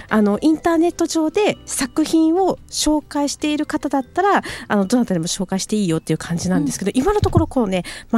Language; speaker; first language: Japanese; native; Japanese